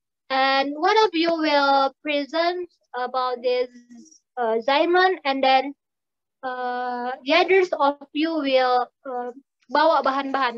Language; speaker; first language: English; non-native, learner; Indonesian